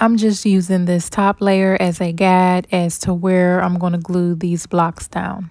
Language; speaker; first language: English; native; English